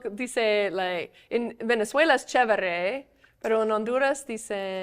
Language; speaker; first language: Spanish; non-native, fluent; English